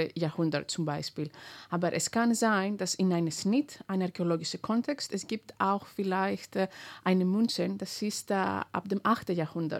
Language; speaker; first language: German; non-native, fluent; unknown